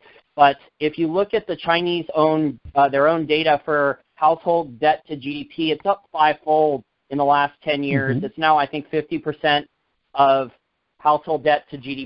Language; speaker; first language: English; native; English